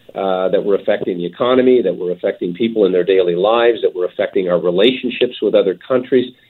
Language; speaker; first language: English; native; English